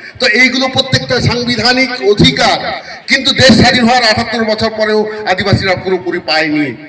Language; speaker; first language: Bangla; non-native, local second language; Santali